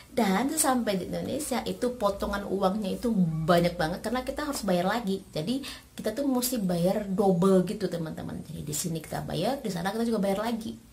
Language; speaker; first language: Indonesian; native; Indonesian